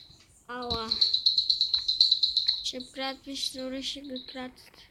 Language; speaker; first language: German; early bilingual, other home language; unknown